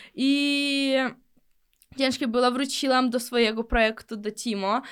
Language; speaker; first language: Polish; early bilingual, other home language; Russian